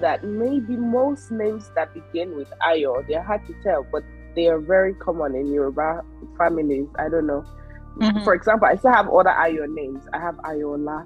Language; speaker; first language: English; non-native, local second language; Yoruba